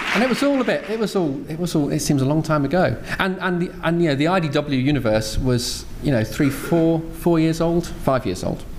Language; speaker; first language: English; native; English